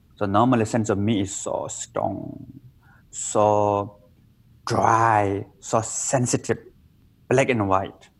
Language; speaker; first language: English; non-native, local second language; Tibetan